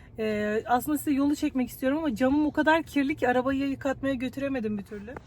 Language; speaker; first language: Turkish; native; Turkish